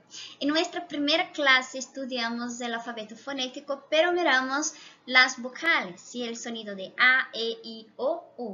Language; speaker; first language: Spanish; non-native, fluent; Portuguese